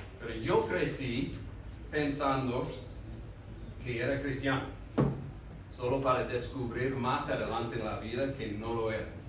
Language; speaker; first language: Spanish; non-native, fluent; English